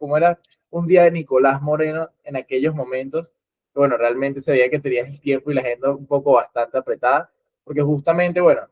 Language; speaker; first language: Spanish; native; Spanish